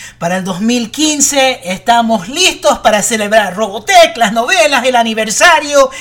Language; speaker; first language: Spanish; early bilingual, heritage; Spanish